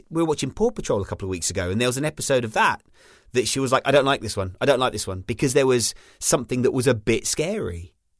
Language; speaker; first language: English; native; English